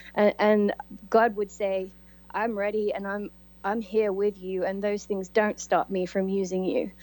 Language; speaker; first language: English; native; English